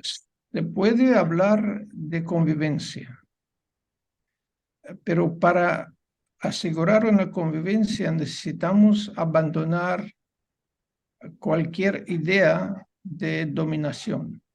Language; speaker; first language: Spanish; non-native, fluent; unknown